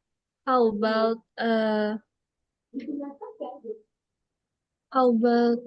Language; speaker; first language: English; non-native, learner; Indonesian